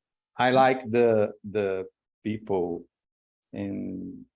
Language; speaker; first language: English; non-native, learner; Portuguese